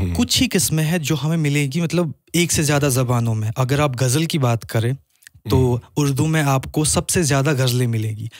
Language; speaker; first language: Hindi; non-native, local second language; Kashmiri